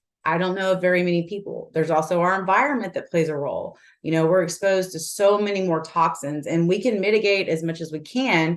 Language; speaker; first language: English; native; English